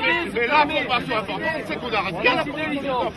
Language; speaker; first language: French; native; French